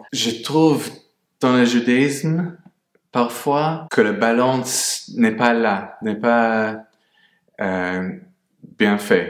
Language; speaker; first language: French; non-native, fluent; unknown